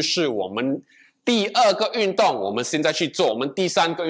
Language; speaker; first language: Chinese; native; Chinese